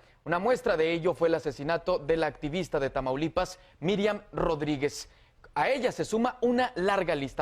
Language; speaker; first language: Spanish; native; Spanish